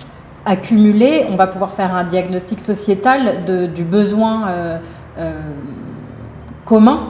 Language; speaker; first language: French; native; French